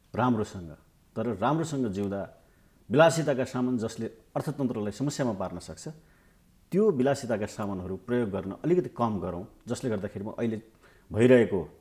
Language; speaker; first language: Nepali; native; Nepali